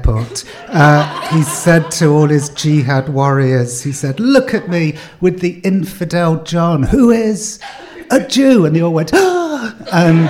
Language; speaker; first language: English; native; English